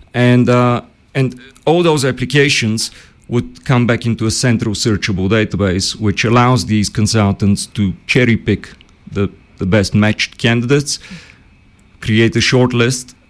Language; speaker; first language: English; early bilingual, other home language; Bulgarian